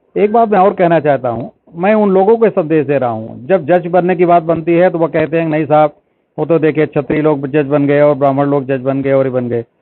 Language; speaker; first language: Hindi; native; Hindi